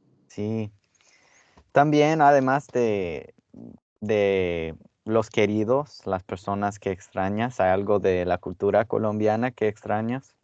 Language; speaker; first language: Spanish; non-native, fluent; English